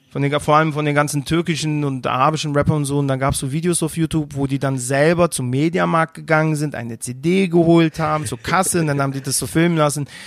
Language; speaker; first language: German; early bilingual, other home language; Turkish